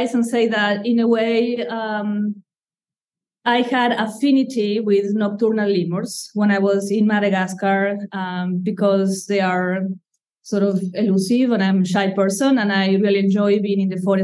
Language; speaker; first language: English; non-native, fluent; Spanish